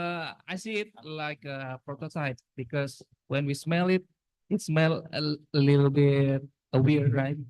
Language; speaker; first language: English; non-native, fluent; Indonesian